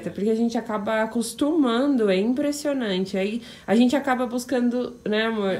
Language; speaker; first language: Portuguese; native; Portuguese